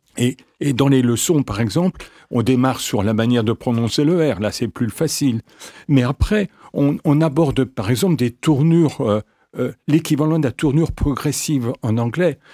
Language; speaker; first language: French; native; French